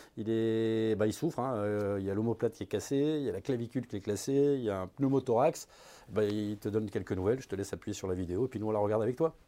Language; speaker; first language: French; native; French